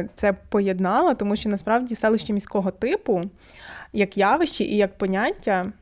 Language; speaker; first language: Ukrainian; native; Ukrainian